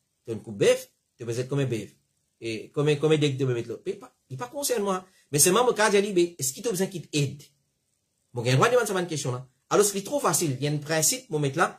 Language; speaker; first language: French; non-native, local second language; Morisyen